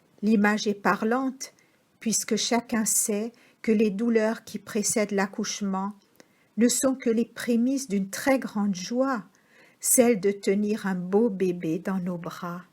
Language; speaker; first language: French; native; French